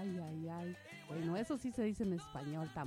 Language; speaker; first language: Spanish; native; Spanish